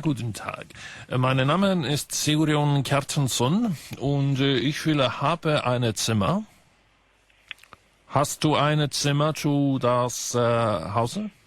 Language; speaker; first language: German; non-native, learner; Icelandic